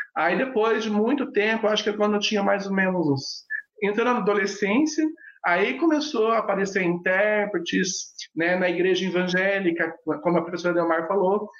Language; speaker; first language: Portuguese; non-native, local second language; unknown